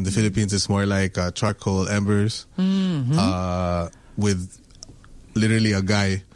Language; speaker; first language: English; non-native, local second language; Filipino